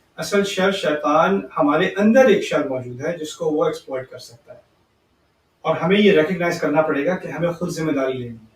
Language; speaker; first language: Urdu; early bilingual, heritage; Urdu